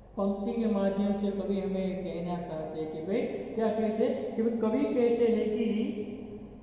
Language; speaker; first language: Hindi; non-native, local second language; Gujarati